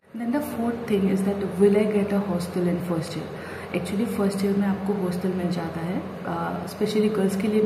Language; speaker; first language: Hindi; non-native, local second language; Assamese